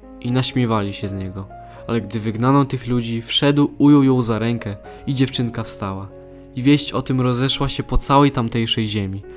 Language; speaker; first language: Polish; native; Polish